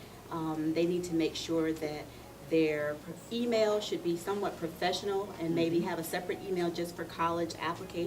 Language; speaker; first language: English; native; English